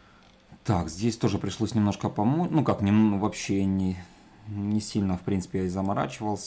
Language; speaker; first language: Russian; native; Russian